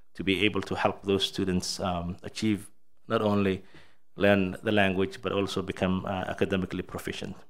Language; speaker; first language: English; non-native, fluent; Somali